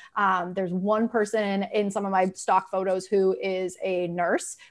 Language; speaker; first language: English; native; English